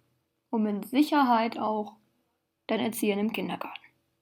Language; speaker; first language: German; native; German